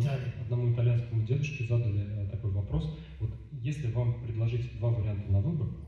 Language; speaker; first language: Russian; native; Russian